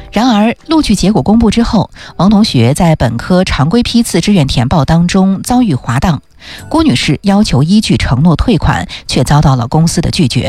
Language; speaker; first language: Chinese; native; Chinese